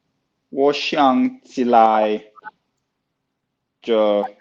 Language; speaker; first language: Chinese; non-native, learner; Swedish